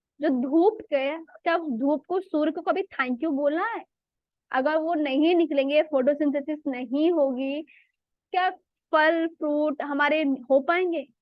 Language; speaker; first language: Hindi; native; Hindi